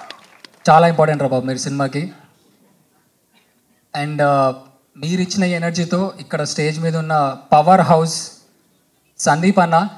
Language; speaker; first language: Telugu; native; Telugu